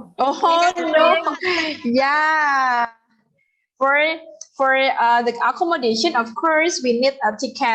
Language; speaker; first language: English; non-native, learner; Indonesian